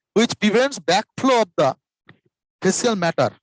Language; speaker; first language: English; non-native, local second language; Bangla